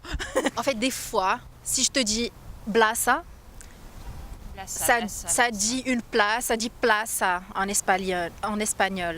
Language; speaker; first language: French; non-native, local second language; Arabic